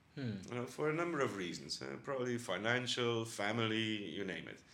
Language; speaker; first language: English; non-native, fluent; Dutch